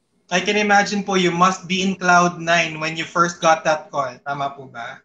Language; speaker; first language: English; non-native, local second language; Filipino